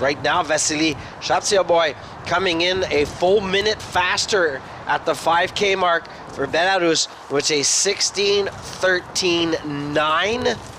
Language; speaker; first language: English; native; English